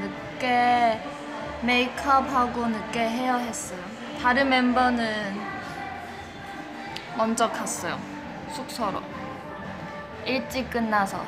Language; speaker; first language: Korean; non-native, fluent; Chinese